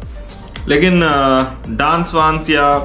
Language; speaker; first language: Hindi; non-native, local second language; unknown